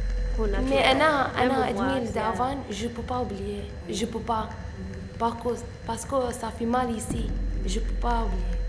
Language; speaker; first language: French; non-native, learner; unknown